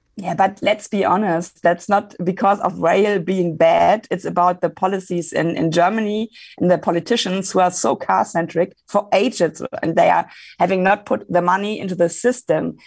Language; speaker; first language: English; non-native, fluent; German